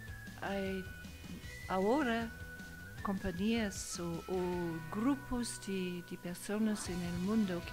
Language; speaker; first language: Spanish; non-native, learner; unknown